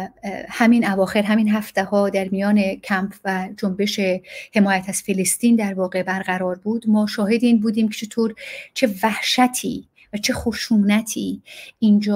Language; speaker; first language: Persian; native; Persian